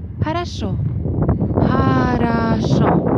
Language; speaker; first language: Russian; non-native, learner; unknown